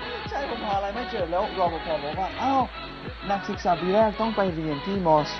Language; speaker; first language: Thai; non-native, fluent; English